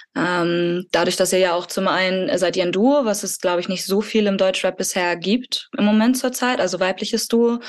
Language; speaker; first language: German; early bilingual, other home language; Spanish